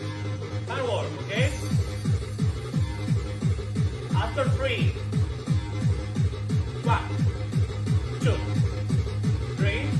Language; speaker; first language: English; non-native, learner; Spanish